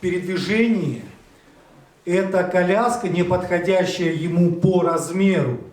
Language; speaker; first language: Russian; native; Russian